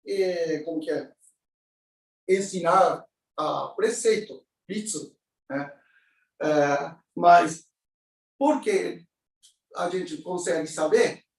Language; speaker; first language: Portuguese; non-native, learner; Japanese